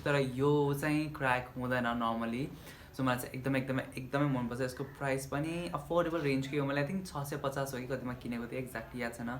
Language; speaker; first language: Nepali; native; Nepali